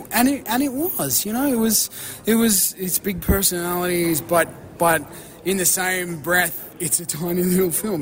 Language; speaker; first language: English; native; English